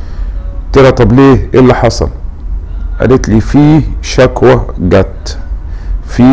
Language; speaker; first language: Arabic; native; Arabic